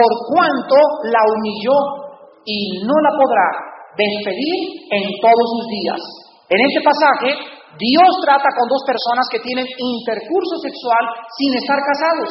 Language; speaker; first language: Spanish; native; Spanish